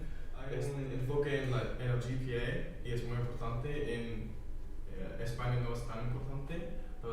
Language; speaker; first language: Spanish; non-native, fluent; English